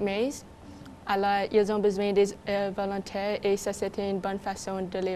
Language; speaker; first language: French; non-native, local second language; English